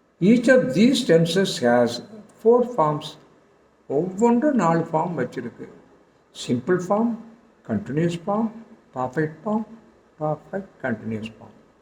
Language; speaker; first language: English; non-native, local second language; Tamil